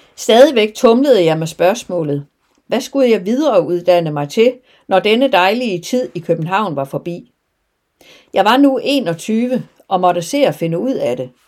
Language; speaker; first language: Danish; native; Danish